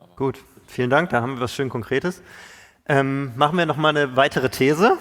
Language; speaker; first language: German; native; German